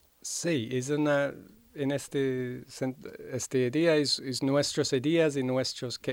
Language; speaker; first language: Spanish; non-native, fluent; English